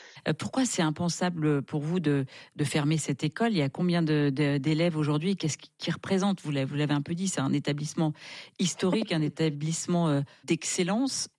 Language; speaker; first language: French; native; French